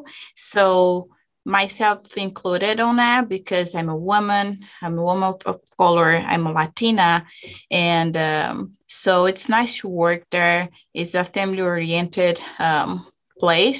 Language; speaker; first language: English; non-native, fluent; Portuguese